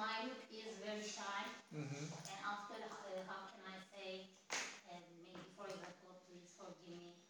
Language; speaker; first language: English; non-native, learner; Turkish